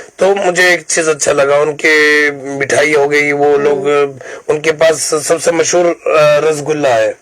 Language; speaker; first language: Urdu; non-native, fluent; Arabic